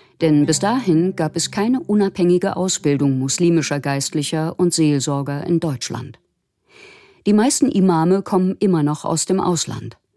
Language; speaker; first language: German; native; German